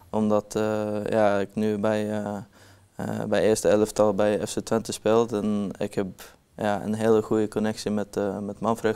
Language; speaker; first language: Dutch; non-native, learner; Norwegian